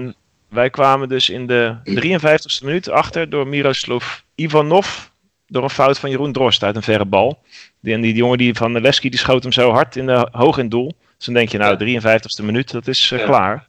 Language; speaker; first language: Dutch; native; Dutch